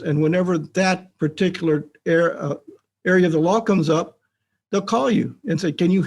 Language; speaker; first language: English; native; English